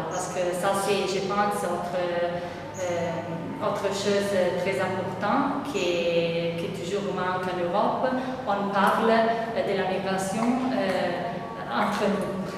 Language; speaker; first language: French; non-native, fluent; Italian